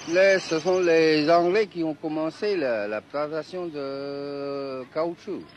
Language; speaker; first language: French; non-native, fluent; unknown